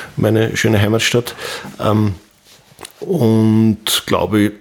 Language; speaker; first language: German; native; German